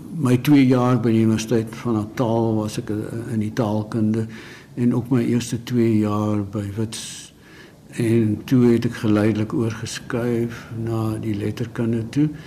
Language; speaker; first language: Afrikaans; native; Afrikaans